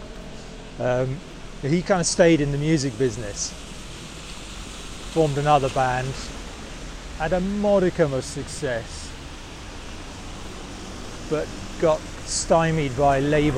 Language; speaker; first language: English; native; English